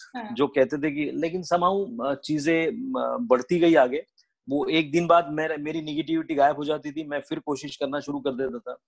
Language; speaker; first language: Hindi; non-native, local second language; Marathi